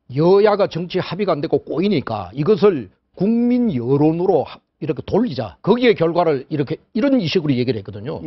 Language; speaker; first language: Korean; native; Korean